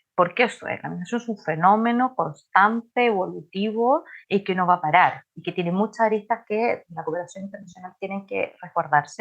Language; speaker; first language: Spanish; native; Spanish